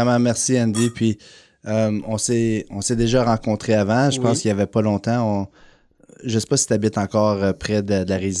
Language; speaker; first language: French; native; French